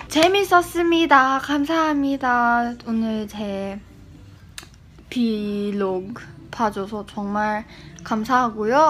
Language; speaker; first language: Korean; non-native, learner; Filipino